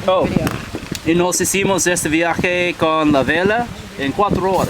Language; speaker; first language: Spanish; non-native, learner; English